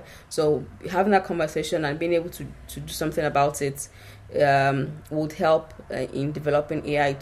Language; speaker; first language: English; non-native, local second language; Yoruba